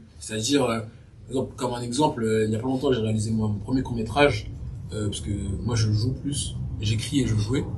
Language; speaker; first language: French; early bilingual, other home language; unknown